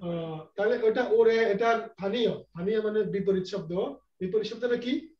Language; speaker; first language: Korean; non-native, learner; Bangla